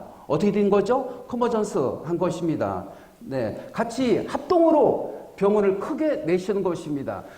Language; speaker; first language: Korean; native; Korean